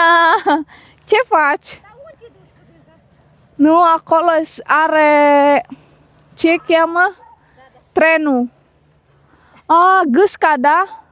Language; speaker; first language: Romanian; non-native, learner; Indonesian